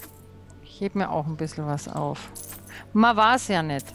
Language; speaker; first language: German; native; German